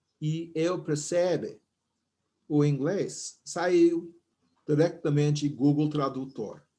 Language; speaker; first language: Portuguese; non-native, fluent; English